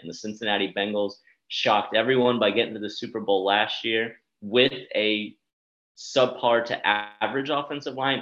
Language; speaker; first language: English; native; English